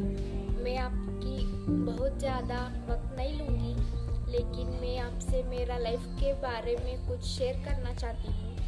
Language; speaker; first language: Hindi; non-native, local second language; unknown